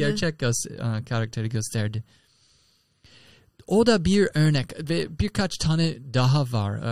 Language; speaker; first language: Turkish; non-native, learner; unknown